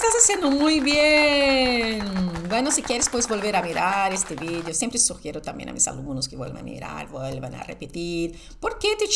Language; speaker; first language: Spanish; non-native, fluent; Portuguese